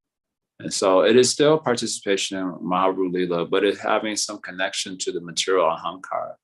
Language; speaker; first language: English; native; English